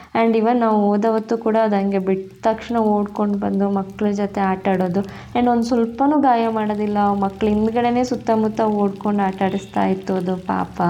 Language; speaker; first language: Kannada; non-native, local second language; Tulu